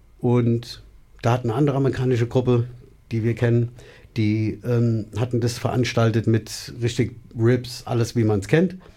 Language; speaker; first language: German; native; German